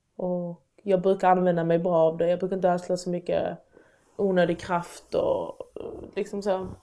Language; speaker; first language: Swedish; early bilingual, other home language; Persian